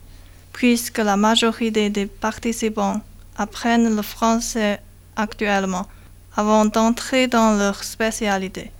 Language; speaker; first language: French; non-native, learner; Chinese